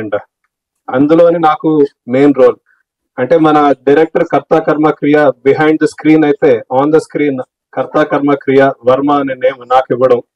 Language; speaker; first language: Telugu; native; Telugu